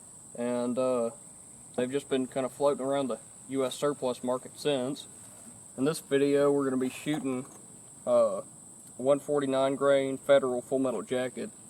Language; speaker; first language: English; native; English